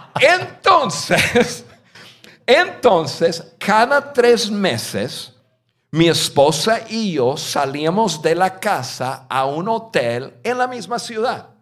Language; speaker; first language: Spanish; non-native, fluent; English